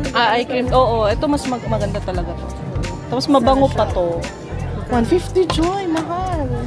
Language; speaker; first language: Filipino; native; Filipino